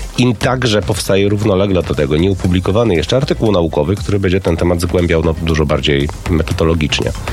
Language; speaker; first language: Polish; native; Polish